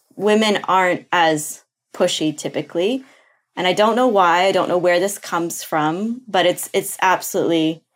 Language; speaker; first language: English; non-native, fluent; Portuguese